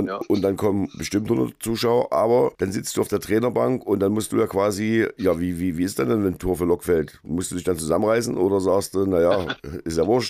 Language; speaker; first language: German; native; German